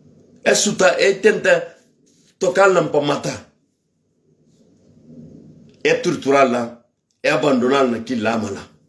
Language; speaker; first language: Portuguese; non-native, local second language; Upper Guinea Crioulo